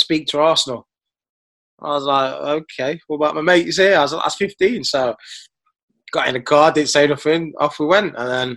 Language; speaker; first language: English; native; English